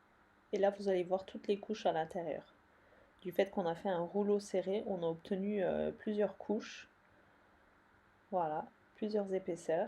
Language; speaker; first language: French; native; French